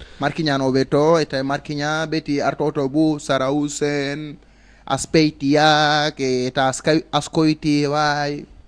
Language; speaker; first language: Basque; non-native, learner; Wolof